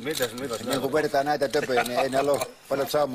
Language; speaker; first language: Finnish; native; Finnish